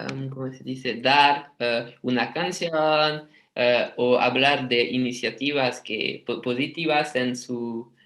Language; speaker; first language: Spanish; non-native, learner; French